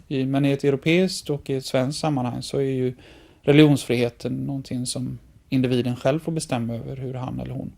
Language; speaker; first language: Swedish; native; Swedish